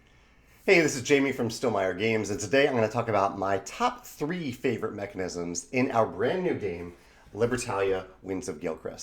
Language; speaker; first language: English; native; English